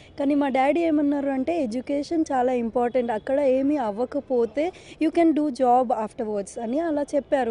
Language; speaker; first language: Telugu; non-native, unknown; Bangla